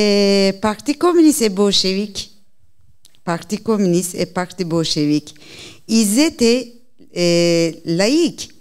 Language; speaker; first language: French; non-native, learner; Turkish